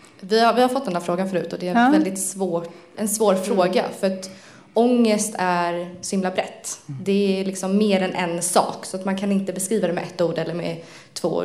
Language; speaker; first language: Swedish; native; Swedish